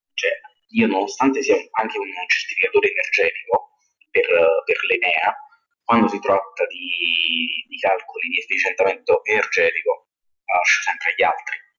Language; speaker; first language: Italian; native; Italian